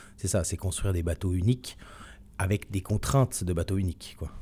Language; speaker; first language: French; native; French